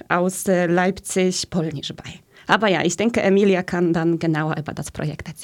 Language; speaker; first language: German; early bilingual, other home language; Polish